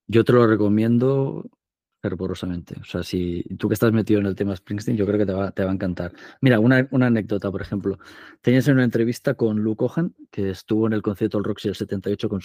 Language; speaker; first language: Spanish; native; Spanish